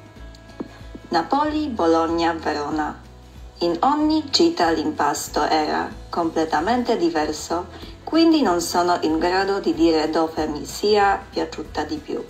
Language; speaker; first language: Italian; non-native, fluent; Polish